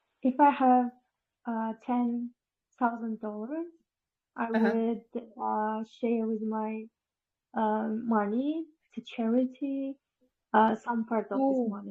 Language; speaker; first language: English; non-native, learner; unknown